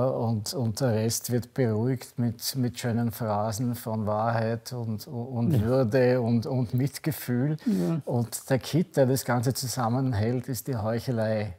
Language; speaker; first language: German; native; German